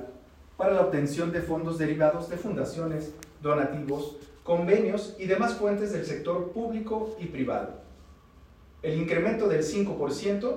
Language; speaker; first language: Spanish; native; Spanish